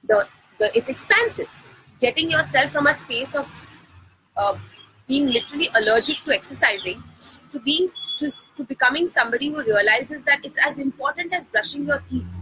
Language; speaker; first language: English; non-native, local second language; Hindi